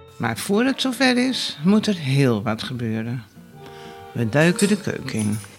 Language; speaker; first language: Dutch; native; Dutch